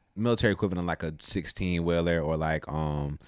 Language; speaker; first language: English; native; English